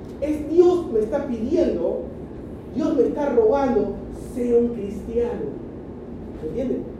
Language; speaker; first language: Spanish; early bilingual, other home language; Chinese